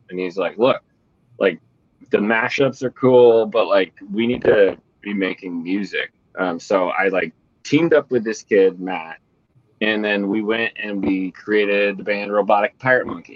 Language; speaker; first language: English; native; English